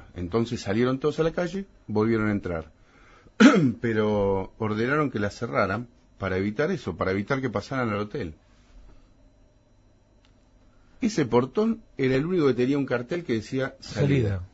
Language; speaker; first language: Spanish; native; Spanish